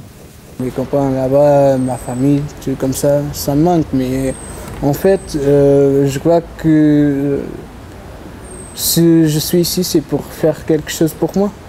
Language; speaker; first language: French; early bilingual, other home language; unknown